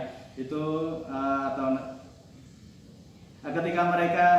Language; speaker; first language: Indonesian; native; Indonesian